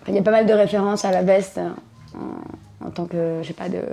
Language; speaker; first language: French; native; French